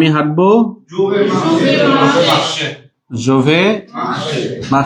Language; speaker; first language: French; non-native, fluent; Bangla